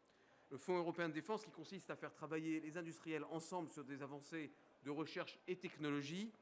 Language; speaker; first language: French; native; French